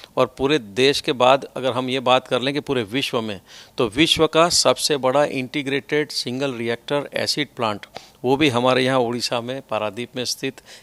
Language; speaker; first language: Hindi; non-native, local second language; Gujarati